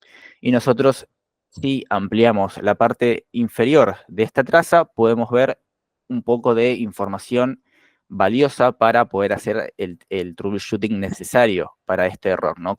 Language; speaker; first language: Spanish; native; Spanish